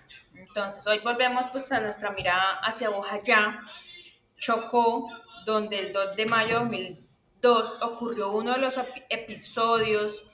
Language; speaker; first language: Spanish; native; Spanish